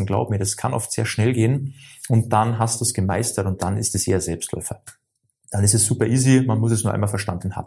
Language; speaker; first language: German; native; German